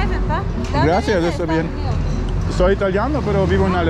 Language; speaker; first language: Spanish; non-native, learner; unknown